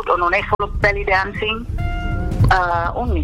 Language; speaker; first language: Italian; non-native, fluent; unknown